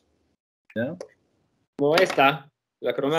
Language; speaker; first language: Spanish; non-native, learner; Italian